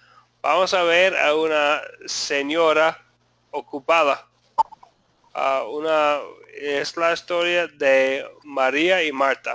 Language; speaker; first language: Spanish; non-native, fluent; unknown